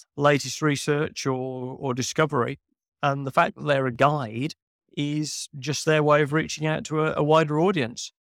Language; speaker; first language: English; native; English